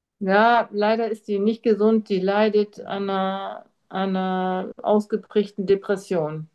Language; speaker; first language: German; native; German